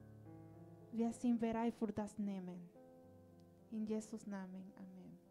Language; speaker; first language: German; non-native, learner; Spanish